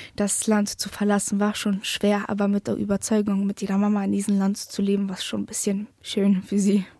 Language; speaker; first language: German; early bilingual, other home language; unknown